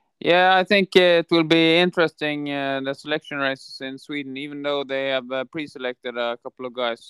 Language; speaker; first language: English; non-native, fluent; Norwegian